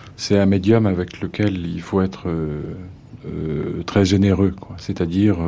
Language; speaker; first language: French; native; French